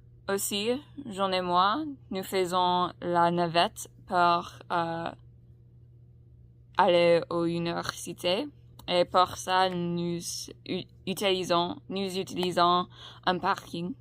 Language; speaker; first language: French; non-native, learner; English